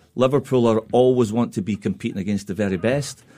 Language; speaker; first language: English; native; English